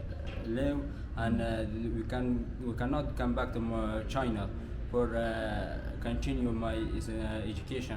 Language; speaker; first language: English; non-native, learner; Persian